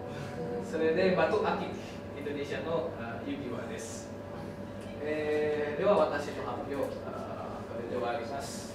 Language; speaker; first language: Japanese; non-native, learner; Indonesian